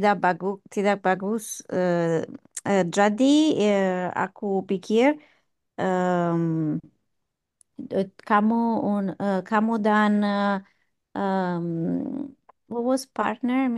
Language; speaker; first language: Indonesian; non-native, learner; English